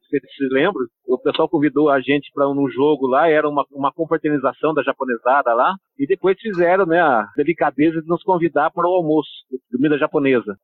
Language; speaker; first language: Portuguese; early bilingual, other home language; Italian